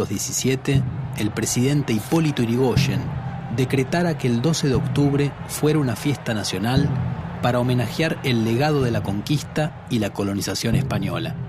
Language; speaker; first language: Spanish; native; Spanish